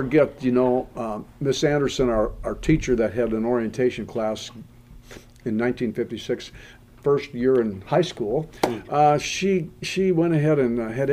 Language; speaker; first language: English; native; English